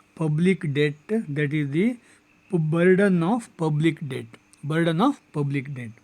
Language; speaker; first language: English; non-native, local second language; Kannada